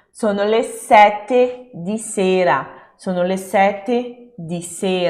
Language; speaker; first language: Italian; non-native, fluent; Portuguese